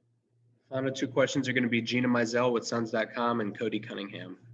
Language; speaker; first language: English; native; English